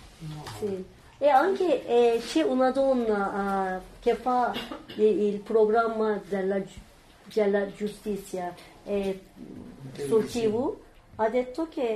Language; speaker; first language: Italian; non-native, learner; Turkish